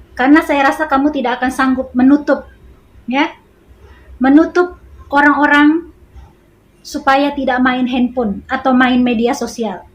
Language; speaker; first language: Indonesian; native; Indonesian